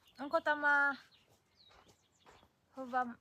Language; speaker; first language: Finnish; non-native, learner; Filipino